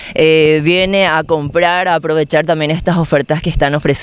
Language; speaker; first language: Spanish; native; Spanish